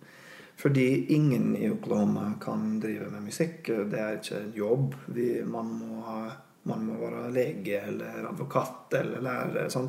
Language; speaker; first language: Norwegian; non-native, fluent; English